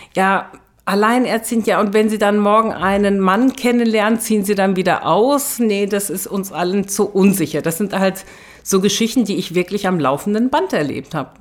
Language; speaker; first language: German; early bilingual, other home language; Turkish